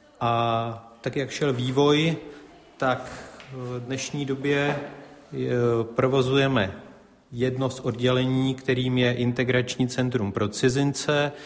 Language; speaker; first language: Czech; native; Czech